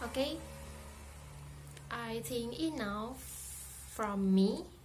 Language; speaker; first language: English; non-native, learner; Indonesian